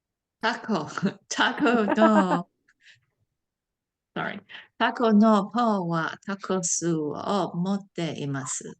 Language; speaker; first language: Japanese; non-native, learner; English